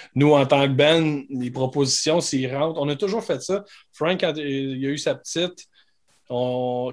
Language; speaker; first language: French; native; French